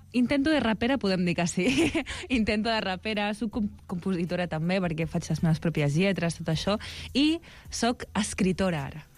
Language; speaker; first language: Catalan; early bilingual, other home language; Arabic